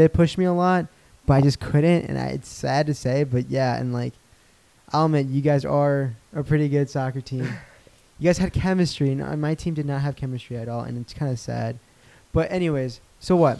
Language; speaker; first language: English; native; English